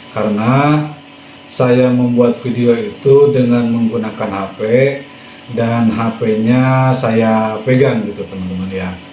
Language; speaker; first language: Indonesian; non-native, local second language; Sundanese